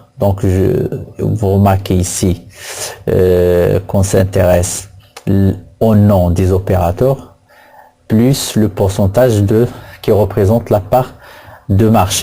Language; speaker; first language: French; non-native, local second language; Arabic